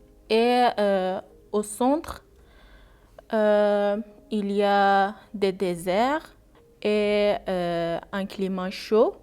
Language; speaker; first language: French; non-native, learner; Persian